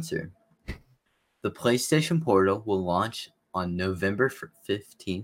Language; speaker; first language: English; native; English